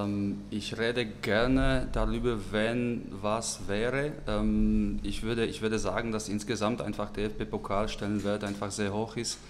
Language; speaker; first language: German; non-native, fluent; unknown